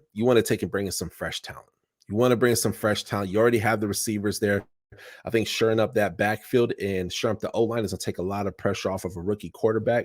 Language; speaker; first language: English; native; English